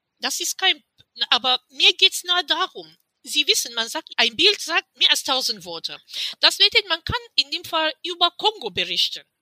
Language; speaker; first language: German; non-native, fluent; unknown